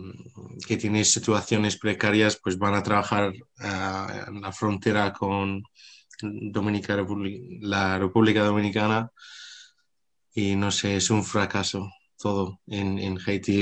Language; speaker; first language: Spanish; non-native, fluent; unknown